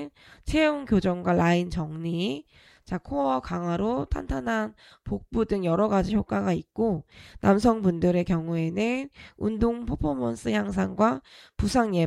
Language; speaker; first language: Korean; native; Korean